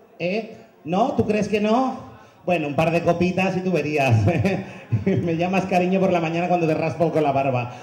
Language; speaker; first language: Spanish; native; Spanish